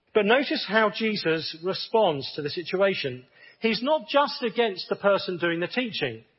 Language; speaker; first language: English; native; English